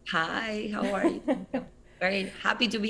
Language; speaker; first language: English; non-native, fluent; Spanish